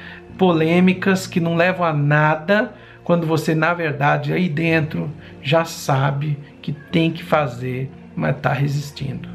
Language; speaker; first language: Portuguese; native; Portuguese